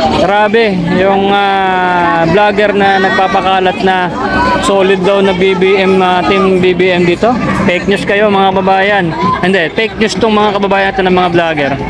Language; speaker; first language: Filipino; native; Filipino